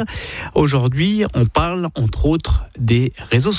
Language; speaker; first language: French; native; French